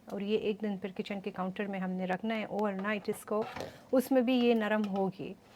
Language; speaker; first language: Urdu; native; Urdu